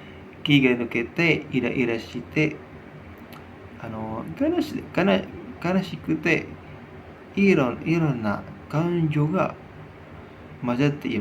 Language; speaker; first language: Japanese; non-native, learner; Indonesian